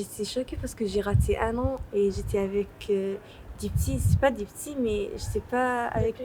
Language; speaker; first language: French; non-native, learner; Arabic